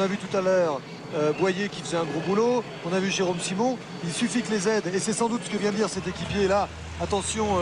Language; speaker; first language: French; native; French